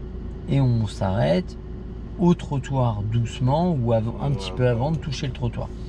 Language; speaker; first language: French; native; French